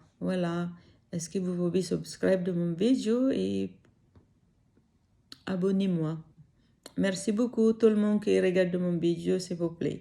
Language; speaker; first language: French; non-native, learner; Filipino